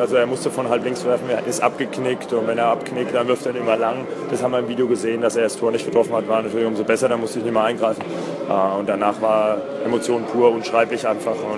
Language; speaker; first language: German; native; German